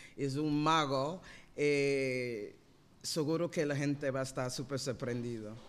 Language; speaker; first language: Spanish; non-native, fluent; English